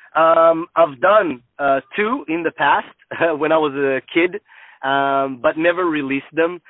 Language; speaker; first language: English; non-native, fluent; Hebrew